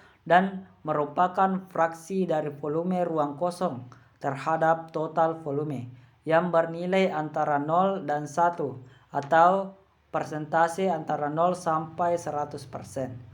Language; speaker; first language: Indonesian; native; Indonesian